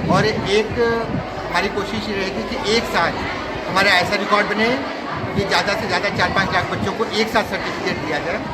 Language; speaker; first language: Hindi; native; Hindi